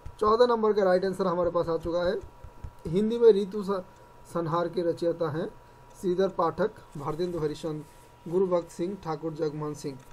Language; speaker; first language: Hindi; native; Hindi